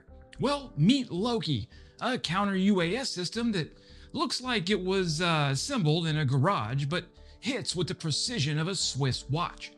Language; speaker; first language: English; native; English